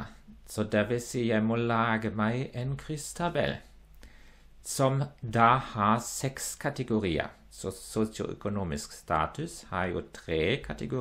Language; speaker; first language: Norwegian; non-native, fluent; German